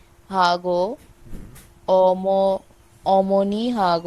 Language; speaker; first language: Korean; non-native, learner; Bangla